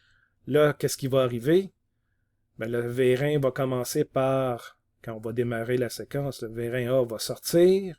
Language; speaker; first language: French; native; French